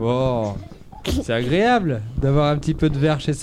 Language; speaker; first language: French; native; French